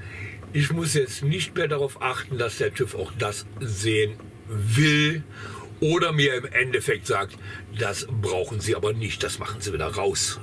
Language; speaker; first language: German; native; German